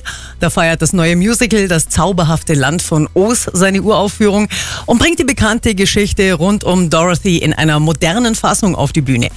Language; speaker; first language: German; native; German